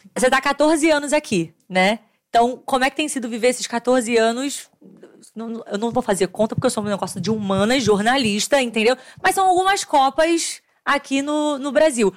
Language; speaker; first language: Portuguese; native; Portuguese